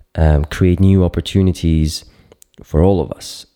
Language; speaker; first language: English; non-native, fluent; Greek